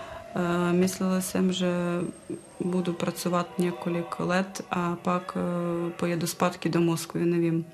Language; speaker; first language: Czech; non-native, fluent; Russian